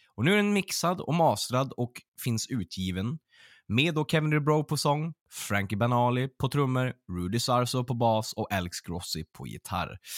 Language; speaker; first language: Swedish; native; Swedish